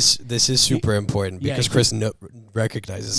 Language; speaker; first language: English; native; English